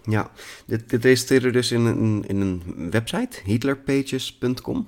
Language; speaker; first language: Dutch; native; Dutch